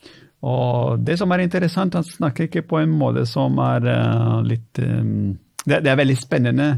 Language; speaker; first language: Norwegian; non-native, fluent; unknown